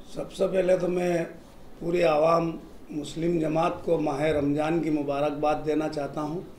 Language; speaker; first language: Hindi; native; Hindi